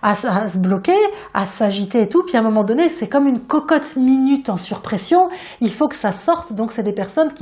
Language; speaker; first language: French; native; French